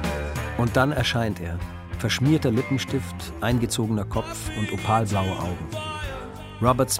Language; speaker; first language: German; native; German